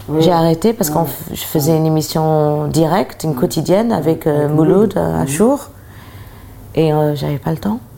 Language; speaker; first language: French; early bilingual, other home language; English